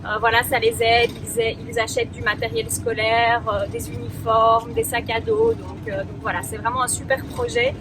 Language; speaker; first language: French; native; French